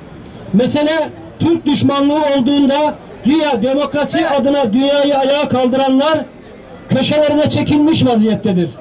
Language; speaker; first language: Turkish; native; Turkish